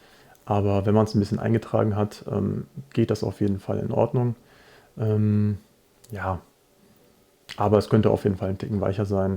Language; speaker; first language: German; native; German